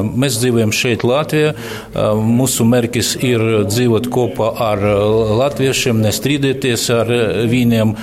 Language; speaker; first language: Latvian; non-native, local second language; Russian